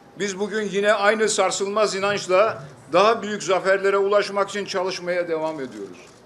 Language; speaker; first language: Turkish; native; Turkish